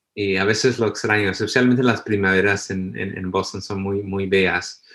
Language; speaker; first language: Spanish; early bilingual, heritage; Spanish